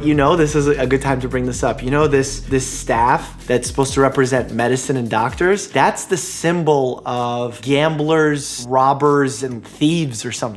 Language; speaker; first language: English; native; English